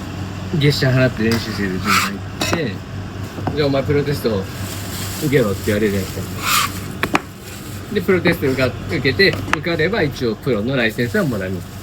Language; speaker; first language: Japanese; native; Japanese